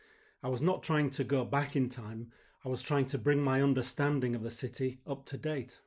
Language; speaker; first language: English; native; English